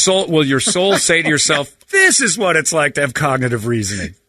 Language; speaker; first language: English; native; English